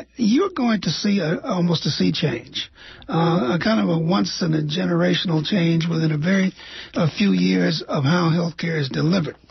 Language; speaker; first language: English; native; English